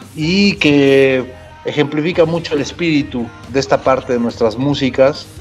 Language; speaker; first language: Spanish; native; Spanish